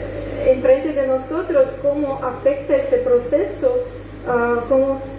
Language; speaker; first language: Spanish; non-native, fluent; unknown